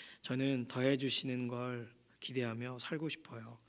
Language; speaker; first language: Korean; native; Korean